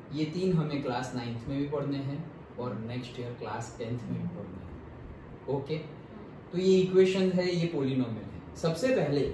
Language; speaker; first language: Hindi; non-native, local second language; Gujarati